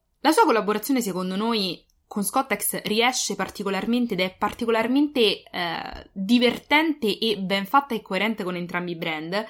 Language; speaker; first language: Italian; native; Italian